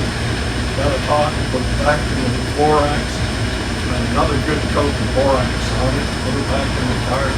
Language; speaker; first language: English; native; English